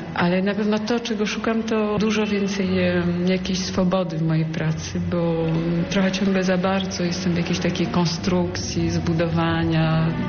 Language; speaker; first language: Polish; early bilingual, heritage; Polish